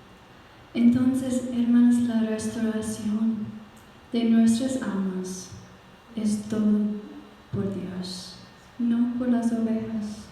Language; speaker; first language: Spanish; non-native, fluent; English